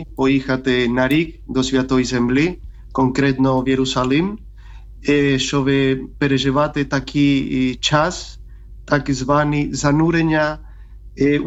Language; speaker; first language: Ukrainian; non-native, fluent; Spanish